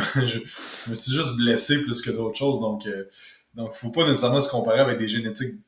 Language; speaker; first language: French; native; French